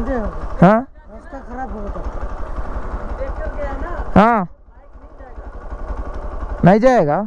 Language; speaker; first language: Hindi; non-native, local second language; Telugu